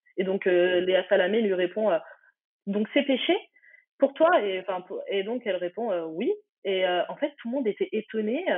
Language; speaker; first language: French; early bilingual, other home language; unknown